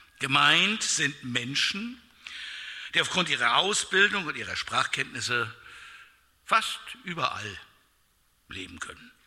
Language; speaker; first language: German; native; German